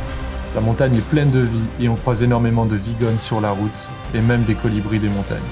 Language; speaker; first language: French; native; French